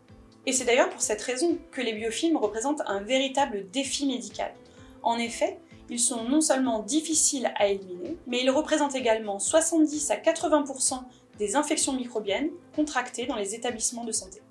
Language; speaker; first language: French; native; French